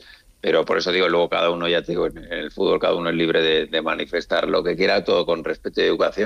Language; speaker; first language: Spanish; native; Spanish